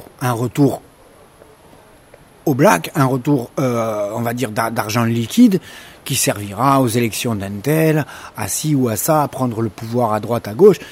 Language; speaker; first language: French; native; French